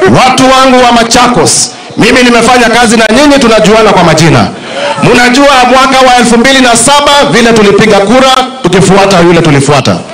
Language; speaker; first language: Swahili; non-native, local second language; Kamba